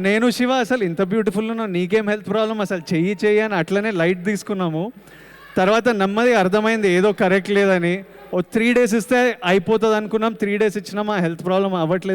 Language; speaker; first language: Telugu; native; Telugu